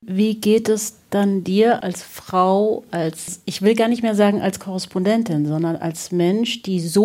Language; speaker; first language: German; native; German